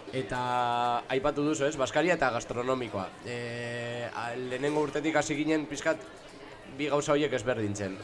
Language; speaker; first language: Basque; non-native, local second language; Spanish